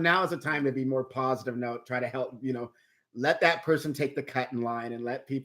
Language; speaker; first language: English; native; English